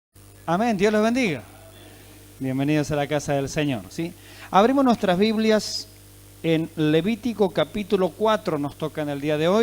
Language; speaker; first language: Spanish; native; Spanish